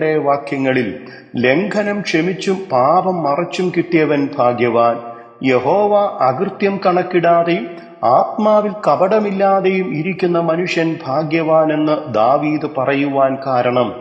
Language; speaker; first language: Malayalam; native; Malayalam